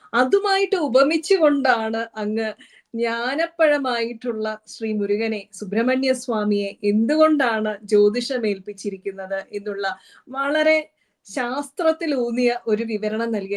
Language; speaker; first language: Malayalam; native; Malayalam